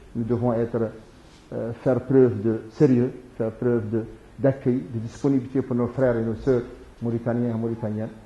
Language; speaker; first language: French; non-native, local second language; Arabic